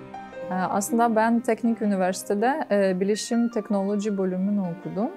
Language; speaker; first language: Turkish; non-native, fluent; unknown